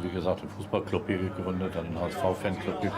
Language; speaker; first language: German; native; German